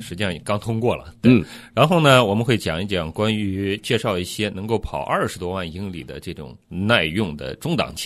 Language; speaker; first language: Chinese; native; Chinese